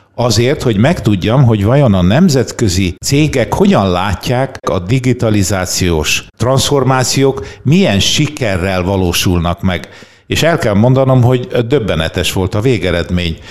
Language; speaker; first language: Hungarian; native; Hungarian